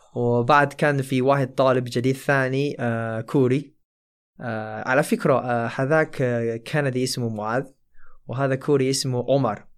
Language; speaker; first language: Arabic; non-native, fluent; Chinese